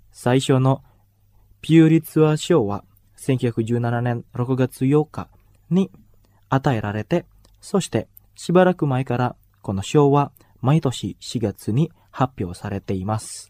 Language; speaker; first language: Japanese; non-native, learner; Indonesian